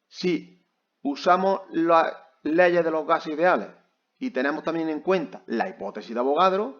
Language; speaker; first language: Spanish; native; Spanish